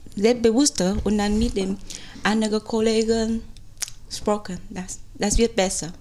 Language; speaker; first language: German; non-native, fluent; Vietnamese